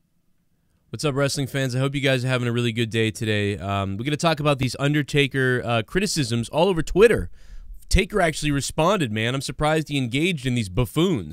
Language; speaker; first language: English; native; English